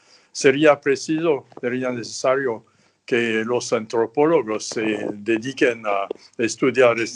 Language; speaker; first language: Spanish; non-native, fluent; French